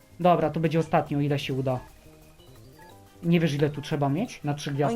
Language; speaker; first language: Polish; native; Polish